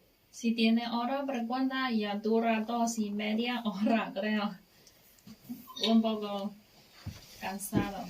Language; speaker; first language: Spanish; non-native, learner; Chinese